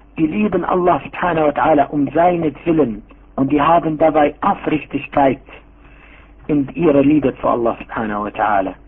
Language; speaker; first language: German; non-native, fluent; Arabic